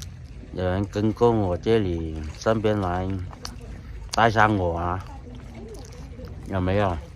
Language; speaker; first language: Chinese; non-native, local second language; Cantonese